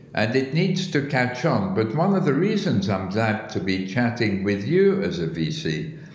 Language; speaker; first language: English; early bilingual, other home language; Arabic